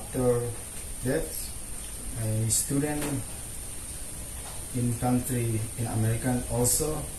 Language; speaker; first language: English; non-native, learner; Indonesian